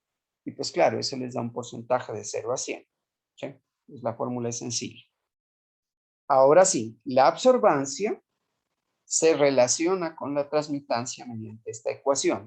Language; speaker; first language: Spanish; native; Spanish